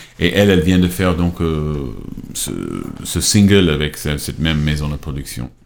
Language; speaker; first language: French; non-native, fluent; English